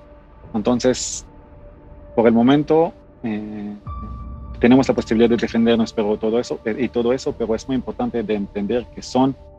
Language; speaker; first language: Spanish; non-native, fluent; Hebrew